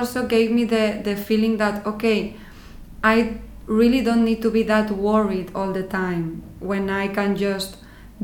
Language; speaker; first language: English; non-native, fluent; Spanish